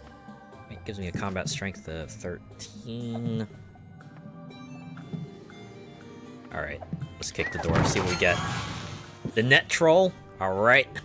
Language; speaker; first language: English; native; English